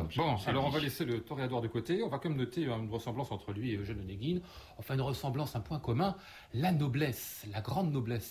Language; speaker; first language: French; native; French